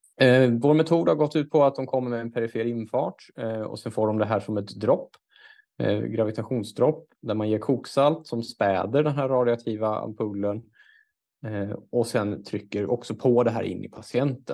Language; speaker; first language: Swedish; native; Swedish